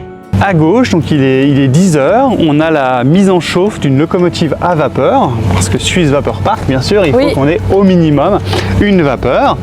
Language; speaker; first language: French; native; French